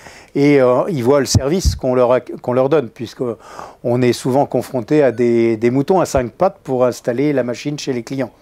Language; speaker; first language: French; native; French